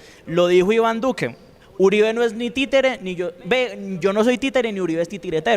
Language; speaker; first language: Spanish; native; Spanish